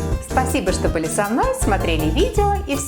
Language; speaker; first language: Russian; native; Russian